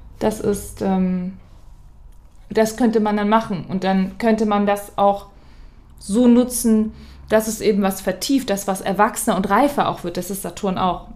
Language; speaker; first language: German; native; German